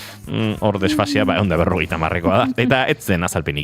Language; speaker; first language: Basque; native; Basque